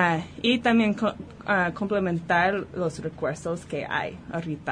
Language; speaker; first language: Spanish; early bilingual, heritage; Spanish